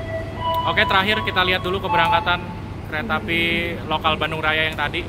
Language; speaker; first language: Indonesian; native; Indonesian